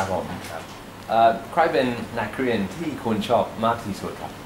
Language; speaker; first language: Thai; native; Thai